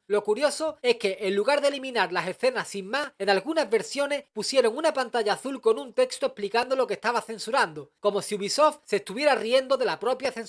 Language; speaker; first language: Spanish; native; Spanish